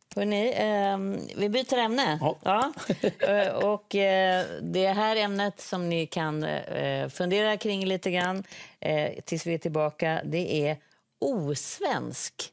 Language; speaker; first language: Swedish; native; Swedish